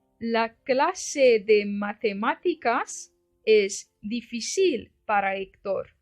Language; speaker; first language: Spanish; non-native, fluent; Turkish